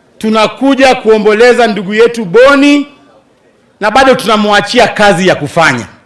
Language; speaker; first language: Swahili; non-native, local second language; Luyia